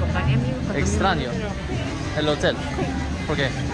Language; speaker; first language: Spanish; non-native, learner; Swedish